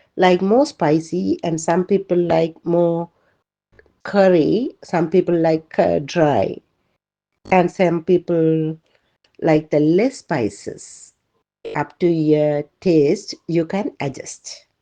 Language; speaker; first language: English; non-native, local second language; Tamil